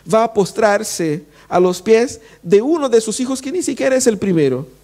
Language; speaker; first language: Spanish; non-native, fluent; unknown